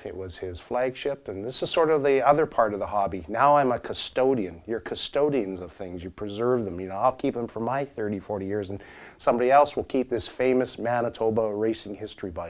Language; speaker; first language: English; native; English